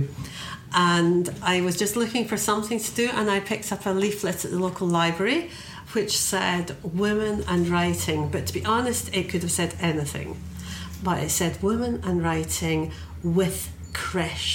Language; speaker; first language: English; native; English